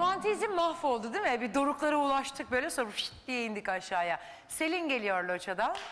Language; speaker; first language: Turkish; native; Turkish